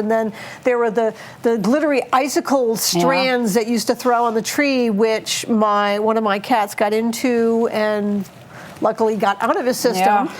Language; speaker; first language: English; native; English